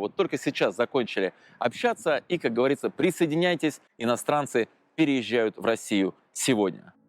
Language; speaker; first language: Russian; native; Russian